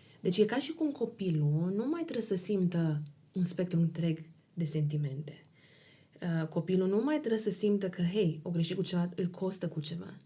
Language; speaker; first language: Romanian; native; Romanian